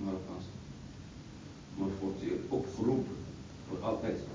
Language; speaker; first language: Dutch; non-native, learner; Arabic